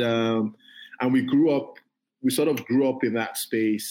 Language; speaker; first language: English; non-native, local second language; Yoruba